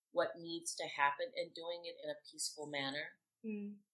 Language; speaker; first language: English; native; English